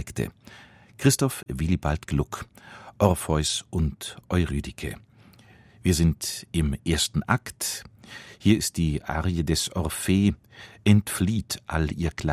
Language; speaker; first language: German; native; German